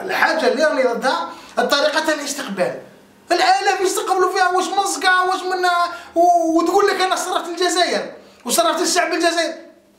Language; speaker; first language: Arabic; native; Arabic